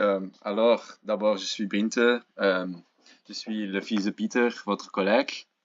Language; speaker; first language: French; non-native, local second language; Dutch